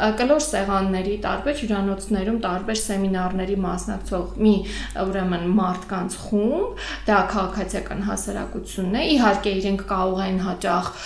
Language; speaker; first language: Armenian; native; Armenian